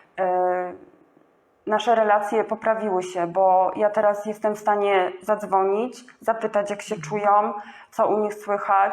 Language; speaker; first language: Polish; native; Polish